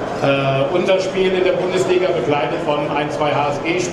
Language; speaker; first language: German; native; German